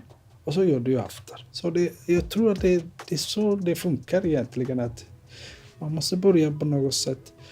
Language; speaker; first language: Swedish; non-native, fluent; Somali